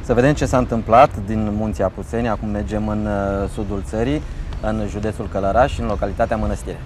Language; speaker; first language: Romanian; native; Romanian